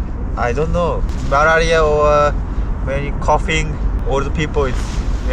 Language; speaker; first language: English; non-native, learner; Japanese